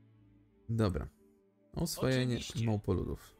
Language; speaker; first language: Polish; native; Polish